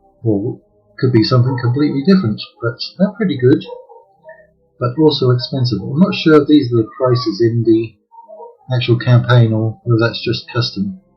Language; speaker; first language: English; native; English